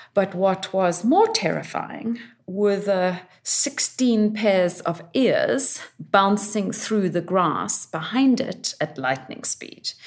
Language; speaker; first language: English; native; English